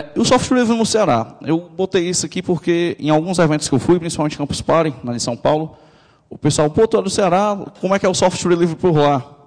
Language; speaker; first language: Portuguese; native; Portuguese